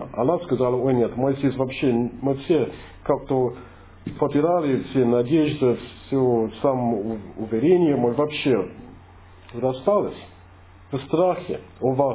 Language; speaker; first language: Russian; non-native, fluent; English